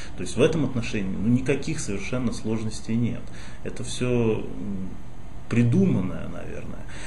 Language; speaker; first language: Russian; native; Russian